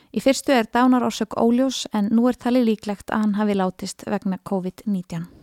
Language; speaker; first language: Icelandic; native; Icelandic